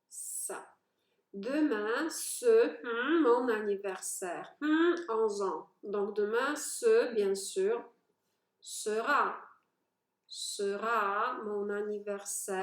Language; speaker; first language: French; non-native, fluent; Polish